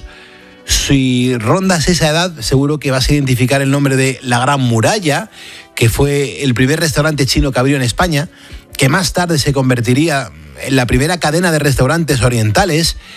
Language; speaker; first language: Spanish; native; Spanish